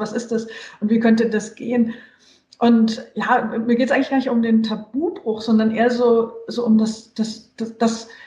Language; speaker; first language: German; native; German